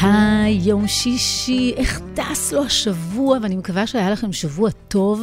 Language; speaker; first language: Hebrew; native; Hebrew